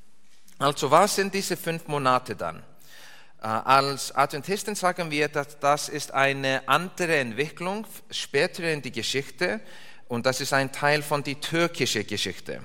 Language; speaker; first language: German; non-native, learner; English